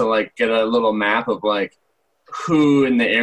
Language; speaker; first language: English; native; English